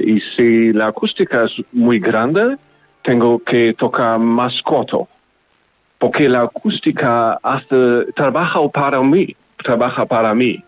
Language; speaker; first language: Spanish; non-native, learner; German